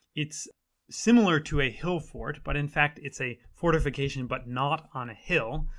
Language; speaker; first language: English; native; English